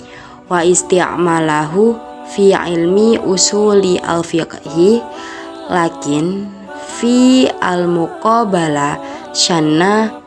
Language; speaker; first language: Arabic; non-native, learner; Indonesian